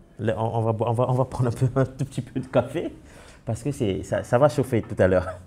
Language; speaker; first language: French; non-native, local second language; Wolof